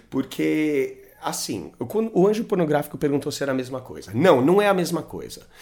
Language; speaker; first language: Portuguese; non-native, fluent; English